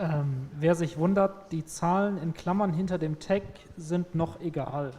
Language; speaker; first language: German; native; German